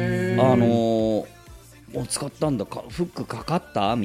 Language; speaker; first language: Japanese; native; Japanese